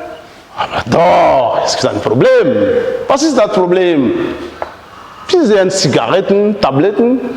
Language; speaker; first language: German; non-native, fluent; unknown